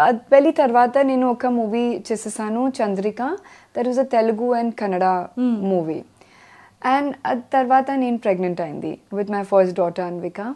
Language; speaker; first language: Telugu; non-native, learner; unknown